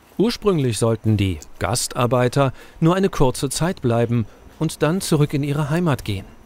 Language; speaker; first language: German; native; German